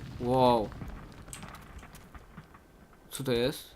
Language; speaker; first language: Polish; native; Polish